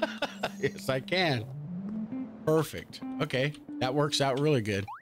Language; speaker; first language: English; native; English